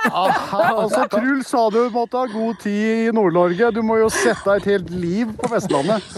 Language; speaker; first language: Norwegian; native; Norwegian